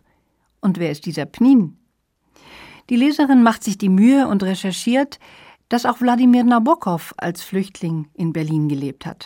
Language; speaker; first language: German; native; German